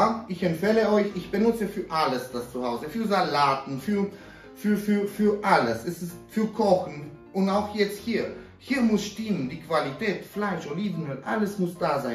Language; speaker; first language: German; non-native, fluent; Romanian